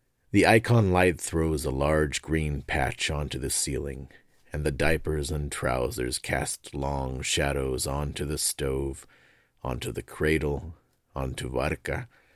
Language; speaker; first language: English; native; English